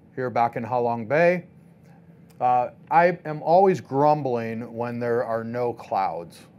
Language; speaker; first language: English; native; English